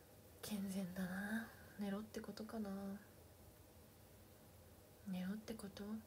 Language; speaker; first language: Japanese; native; Japanese